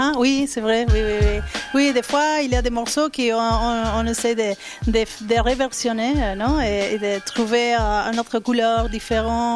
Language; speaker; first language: French; non-native, fluent; Spanish